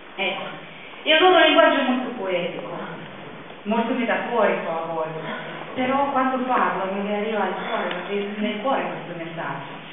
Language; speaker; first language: Italian; non-native, fluent; Russian